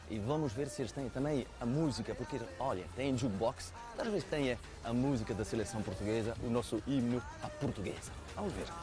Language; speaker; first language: Portuguese; early bilingual, heritage; French